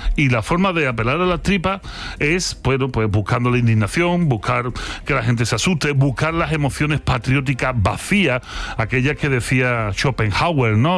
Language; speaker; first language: Spanish; native; Spanish